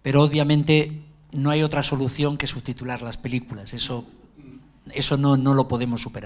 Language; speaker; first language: Spanish; native; Spanish